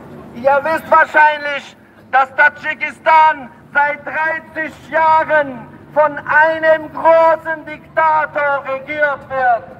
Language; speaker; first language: German; non-native, fluent; Tajik